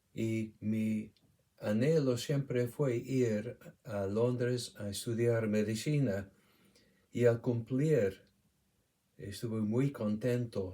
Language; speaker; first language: Spanish; non-native, fluent; English